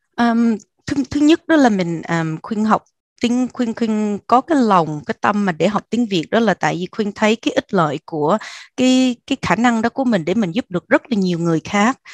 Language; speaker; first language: Vietnamese; early bilingual, heritage; Vietnamese